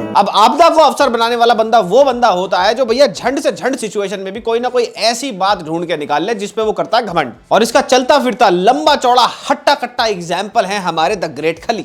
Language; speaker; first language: Hindi; native; Hindi